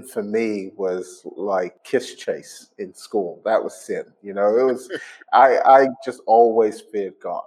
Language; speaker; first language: English; native; English